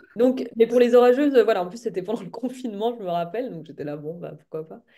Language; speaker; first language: French; native; French